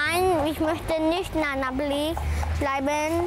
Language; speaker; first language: German; early bilingual, heritage; German